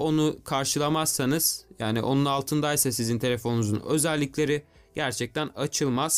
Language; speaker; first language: Turkish; native; Turkish